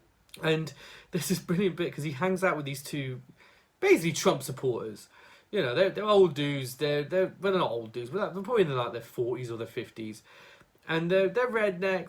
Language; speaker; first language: English; native; English